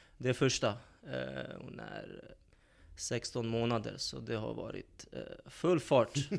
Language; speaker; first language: Swedish; early bilingual, other home language; Bosnian